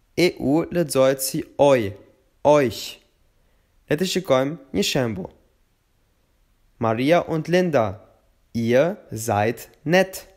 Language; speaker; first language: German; non-native, fluent; Albanian